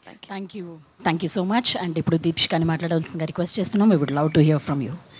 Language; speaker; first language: Telugu; native; Telugu